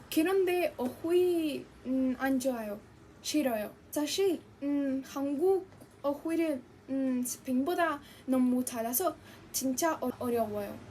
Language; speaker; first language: Korean; non-native, learner; Spanish